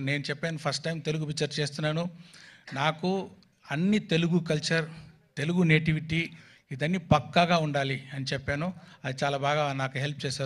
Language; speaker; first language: Telugu; non-native, fluent; Tamil